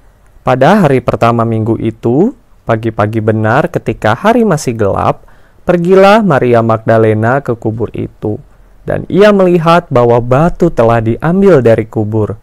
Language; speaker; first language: Indonesian; native; Indonesian